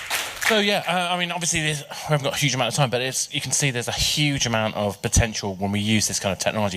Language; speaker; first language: English; native; English